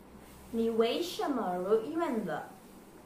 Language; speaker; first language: Chinese; non-native, learner; Malay